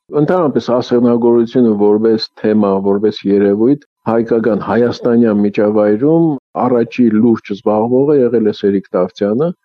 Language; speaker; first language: Armenian; early bilingual, heritage; Armenian